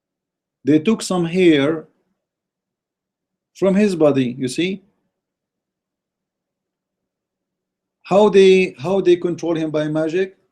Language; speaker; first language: English; non-native, fluent; Arabic